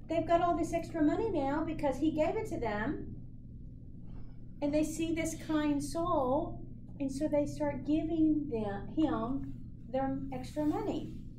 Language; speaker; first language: English; native; English